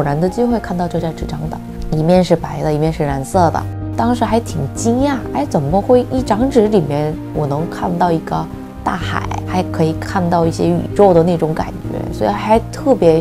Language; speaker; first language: Chinese; non-native, fluent; Korean